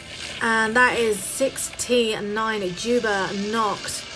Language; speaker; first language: English; native; English